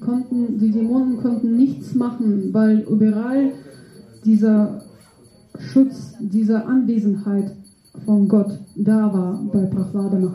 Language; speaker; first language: German; non-native, fluent; Russian